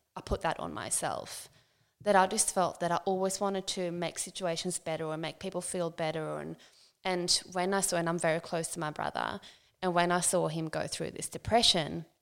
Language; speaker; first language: English; non-native, fluent; Swedish